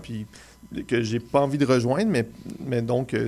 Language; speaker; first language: French; native; French